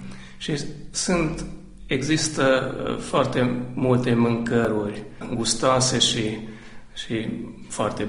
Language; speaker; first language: Romanian; non-native, local second language; Hungarian